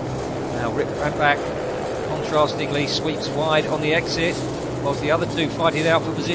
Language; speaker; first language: English; native; English